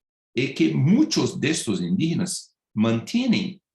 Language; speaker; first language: Spanish; non-native, fluent; Portuguese